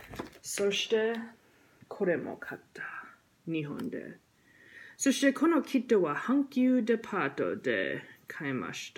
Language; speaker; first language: Japanese; non-native, learner; English